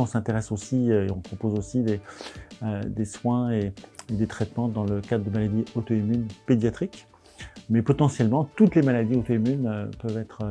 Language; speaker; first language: French; native; French